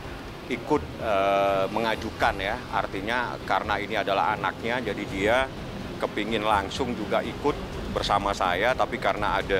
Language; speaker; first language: Indonesian; native; Indonesian